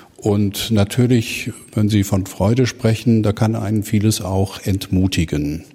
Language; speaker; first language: German; native; German